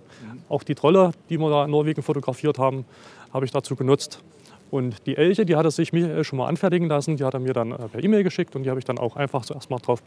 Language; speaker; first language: German; native; German